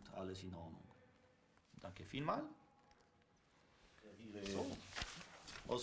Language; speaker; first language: German; non-native, learner; French